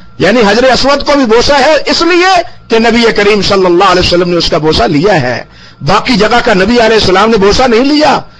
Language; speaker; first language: Urdu; non-native, local second language; Punjabi